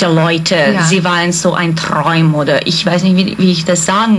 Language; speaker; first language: German; non-native, fluent; Hungarian